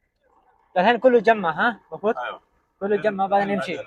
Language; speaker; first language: Arabic; non-native, learner; Urdu